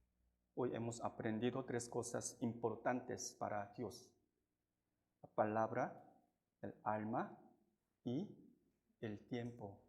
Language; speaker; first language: Spanish; non-native, fluent; Korean